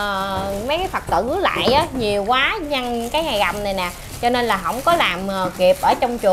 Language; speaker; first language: Vietnamese; native; Vietnamese